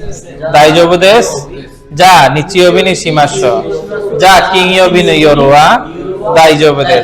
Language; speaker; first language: Japanese; non-native, fluent; Bangla